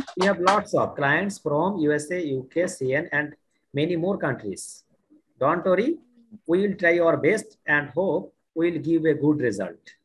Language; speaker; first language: English; non-native, learner; Bangla